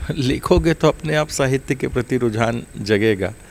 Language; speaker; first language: Hindi; native; Hindi